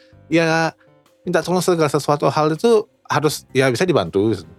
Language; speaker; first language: Indonesian; early bilingual, other home language; Japanese